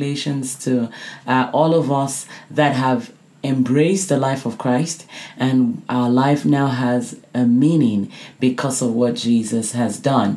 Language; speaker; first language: English; non-native, local second language; Yoruba